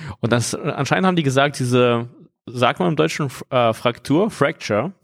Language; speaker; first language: German; non-native, fluent; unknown